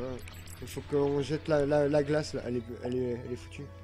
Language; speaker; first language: French; native; French